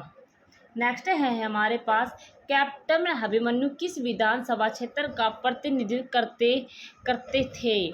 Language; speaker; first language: Hindi; native; Hindi